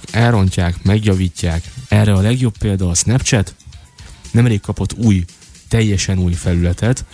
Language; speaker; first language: Hungarian; native; Hungarian